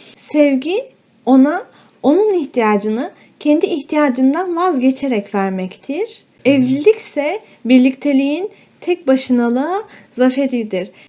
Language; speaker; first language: Turkish; native; Turkish